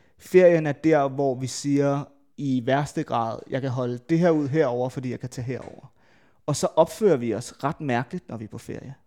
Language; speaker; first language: Danish; native; Danish